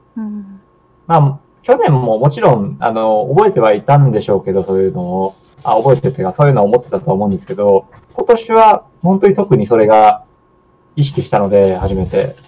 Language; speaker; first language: Japanese; native; Japanese